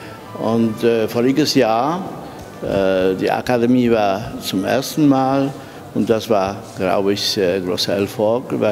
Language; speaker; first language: German; non-native, fluent; Polish